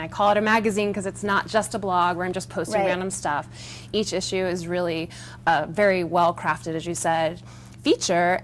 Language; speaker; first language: English; native; English